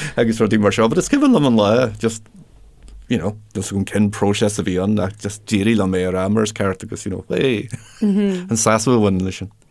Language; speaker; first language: Irish; non-native, local second language; English